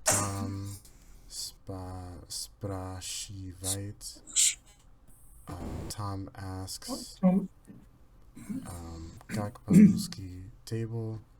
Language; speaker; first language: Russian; non-native, learner; English